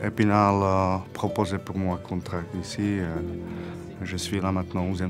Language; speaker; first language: French; non-native, learner; Slovak